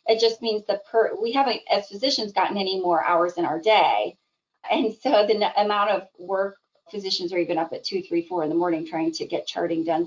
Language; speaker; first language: English; native; English